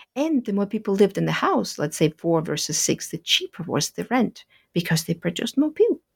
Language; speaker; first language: English; early bilingual, other home language; Russian